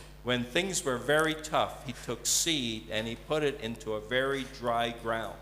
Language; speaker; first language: English; native; English